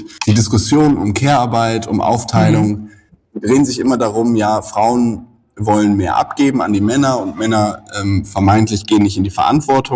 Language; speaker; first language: German; native; German